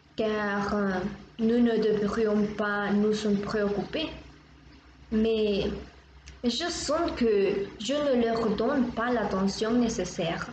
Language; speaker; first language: French; non-native, learner; Spanish